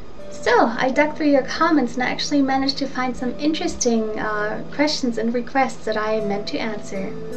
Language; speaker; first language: English; early bilingual, other home language; German